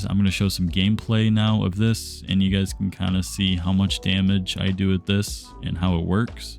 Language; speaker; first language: English; native; English